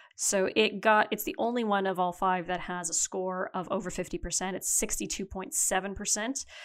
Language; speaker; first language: English; native; English